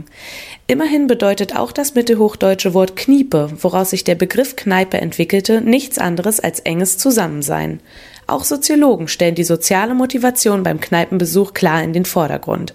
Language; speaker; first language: German; native; German